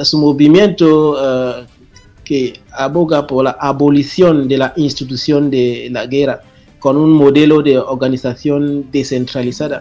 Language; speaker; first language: Spanish; non-native, fluent; French